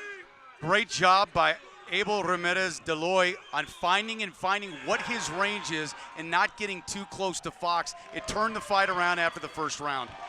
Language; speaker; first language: English; native; English